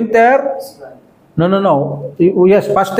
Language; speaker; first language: English; non-native, local second language; Filipino